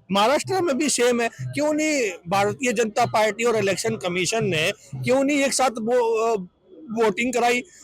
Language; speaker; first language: Hindi; native; Hindi